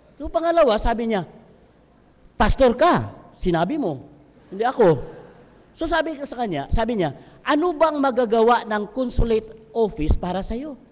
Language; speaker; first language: Filipino; non-native, local second language; Hiligaynon